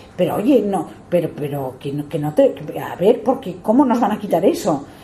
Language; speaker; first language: Spanish; non-native, local second language; Catalan